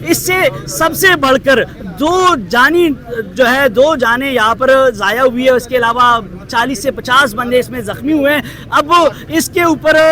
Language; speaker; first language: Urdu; non-native, local second language; Pashto